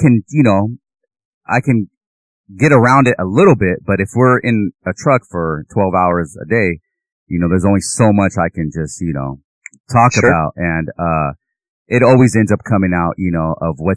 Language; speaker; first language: English; native; English